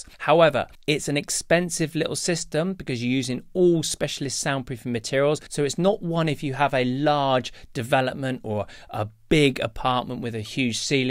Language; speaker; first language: English; native; English